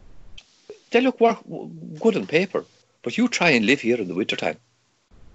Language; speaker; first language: English; non-native, local second language; Irish